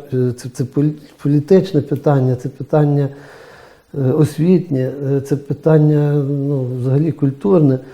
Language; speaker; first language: Ukrainian; native; Ukrainian